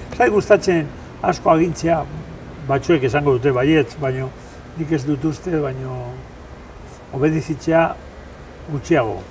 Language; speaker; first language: Basque; non-native, local second language; Spanish